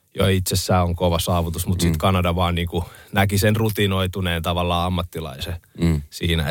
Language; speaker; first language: Finnish; early bilingual, other home language; Estonian